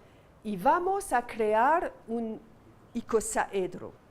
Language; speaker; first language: Spanish; non-native, fluent; French